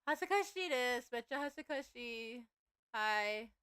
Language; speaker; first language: Japanese; non-native, learner; English